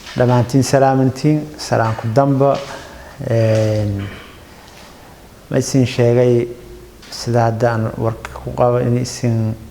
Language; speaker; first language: Somali; non-native, local second language; Maay